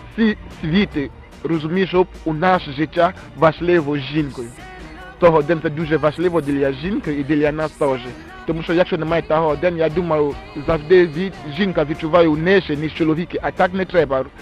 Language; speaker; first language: Ukrainian; non-native, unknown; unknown